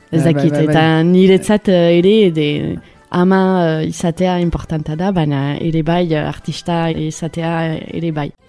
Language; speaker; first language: Basque; early bilingual, other home language; Spanish